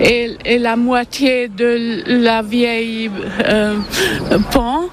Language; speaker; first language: French; non-native, learner; German